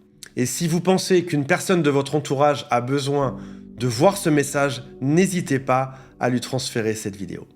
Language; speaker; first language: French; native; French